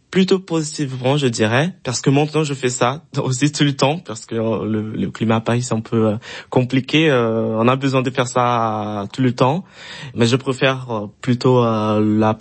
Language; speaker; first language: French; non-native, fluent; Portuguese